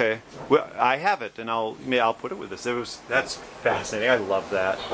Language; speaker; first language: English; native; English